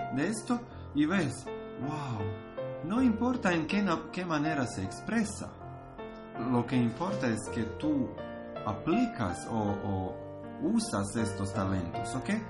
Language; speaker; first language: Spanish; non-native, learner; Croatian